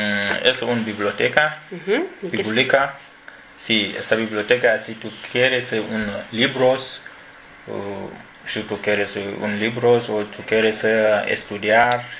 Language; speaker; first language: Spanish; non-native, learner; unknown